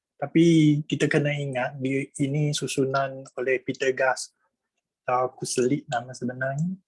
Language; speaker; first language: Malay; non-native, local second language; Chinese